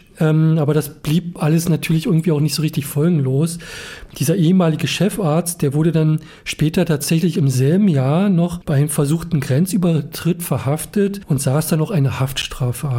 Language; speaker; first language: German; native; German